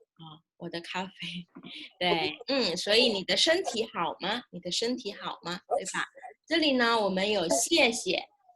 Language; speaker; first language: Chinese; non-native, fluent; Indonesian